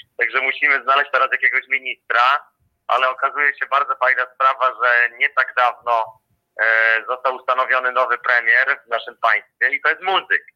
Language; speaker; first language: Polish; native; Polish